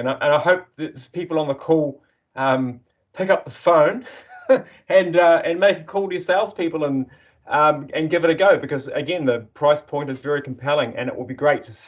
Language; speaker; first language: English; native; English